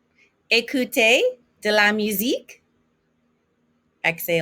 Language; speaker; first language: French; non-native, fluent; English